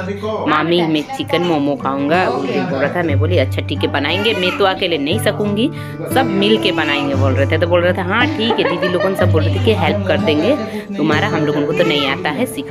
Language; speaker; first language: Hindi; native; Hindi